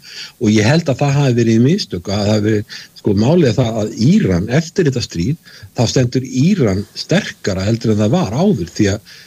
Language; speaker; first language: Icelandic; native; Icelandic